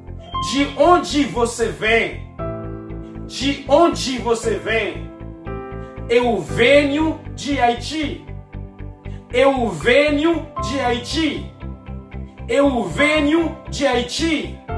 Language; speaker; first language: Portuguese; non-native, fluent; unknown